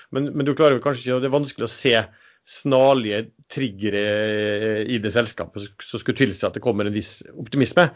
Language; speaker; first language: Norwegian; native; Norwegian